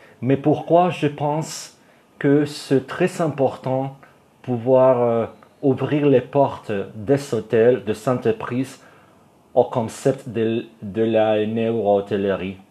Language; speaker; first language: French; non-native, fluent; Spanish